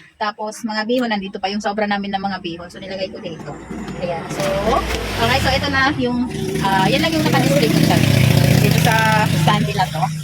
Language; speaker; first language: Filipino; non-native, local second language; Waray